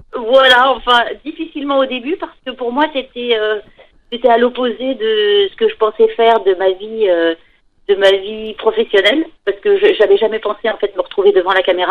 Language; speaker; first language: French; native; French